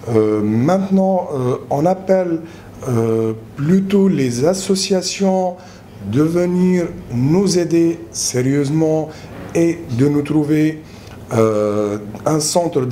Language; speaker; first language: French; non-native, local second language; Arabic